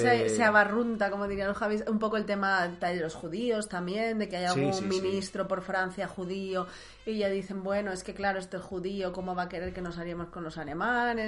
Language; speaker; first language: Spanish; native; Spanish